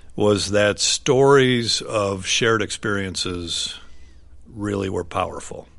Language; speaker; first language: English; native; English